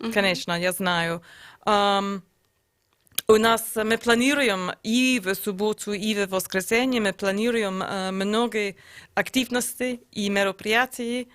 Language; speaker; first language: Russian; non-native, learner; English